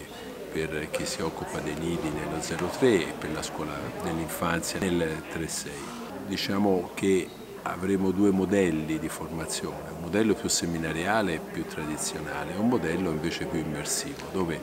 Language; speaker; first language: Italian; native; Italian